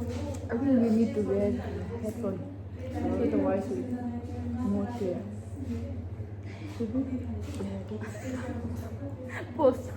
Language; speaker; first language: English; non-native, fluent; Tibetan